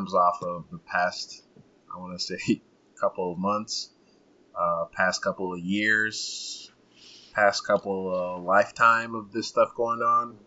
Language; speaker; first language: English; non-native, local second language; Kinyarwanda